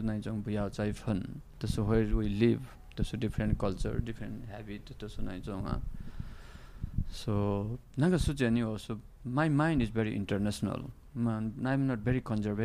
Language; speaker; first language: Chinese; non-native, fluent; Nepali